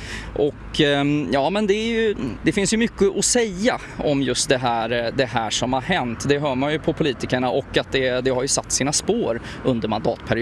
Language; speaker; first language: Swedish; native; Swedish